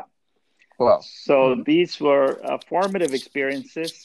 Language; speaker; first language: English; non-native, local second language; Tamil